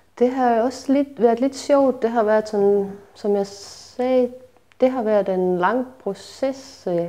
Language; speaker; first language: Danish; non-native, fluent; Estonian